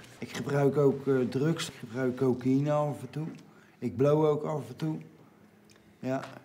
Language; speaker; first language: Dutch; native; Dutch